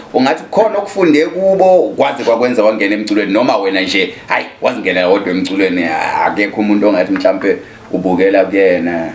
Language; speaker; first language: Zulu; native; Zulu